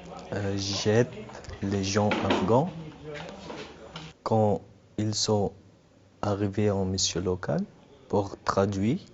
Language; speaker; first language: French; non-native, learner; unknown